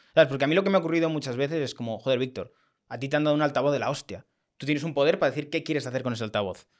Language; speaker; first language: Spanish; native; Spanish